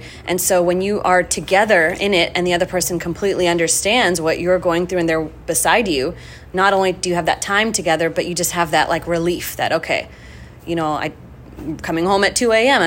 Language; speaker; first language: English; native; English